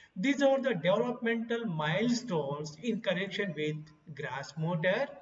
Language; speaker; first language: English; non-native, local second language; Kannada